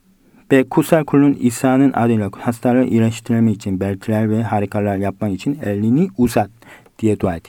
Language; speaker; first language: Turkish; non-native, fluent; Korean